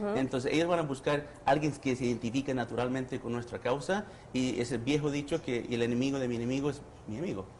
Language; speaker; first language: Spanish; early bilingual, heritage; Spanish